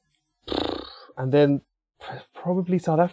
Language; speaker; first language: English; native; English